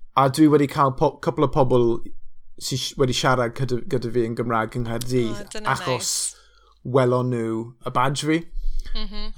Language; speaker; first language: Welsh; non-native, local second language; English